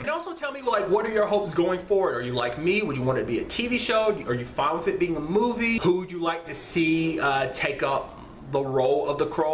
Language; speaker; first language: English; native; English